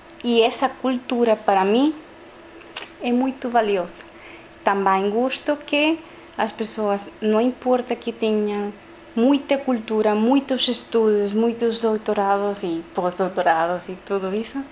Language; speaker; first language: Portuguese; non-native, learner; Spanish